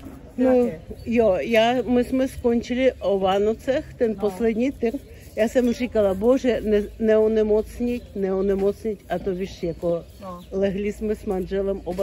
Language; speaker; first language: Czech; non-native, fluent; Ukrainian